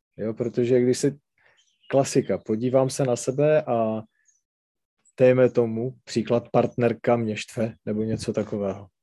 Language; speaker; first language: Czech; non-native, local second language; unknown